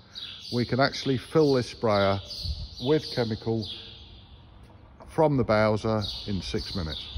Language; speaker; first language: English; native; English